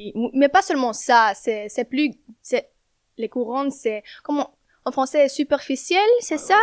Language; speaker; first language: French; non-native, learner; Dutch